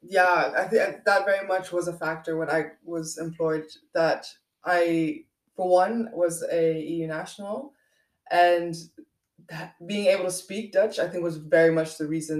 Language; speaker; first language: English; non-native, local second language; Dutch